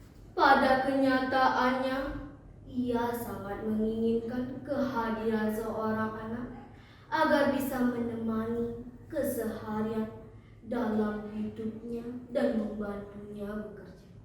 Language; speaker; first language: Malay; non-native, local second language; Balinese